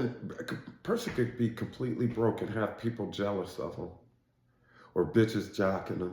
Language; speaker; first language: English; native; English